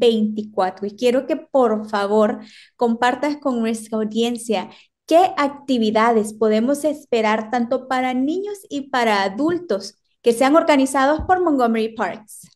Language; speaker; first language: Spanish; native; Spanish